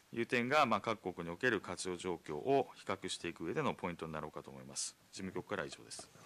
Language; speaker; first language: Japanese; native; Japanese